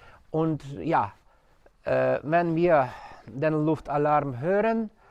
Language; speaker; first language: German; non-native, fluent; Ukrainian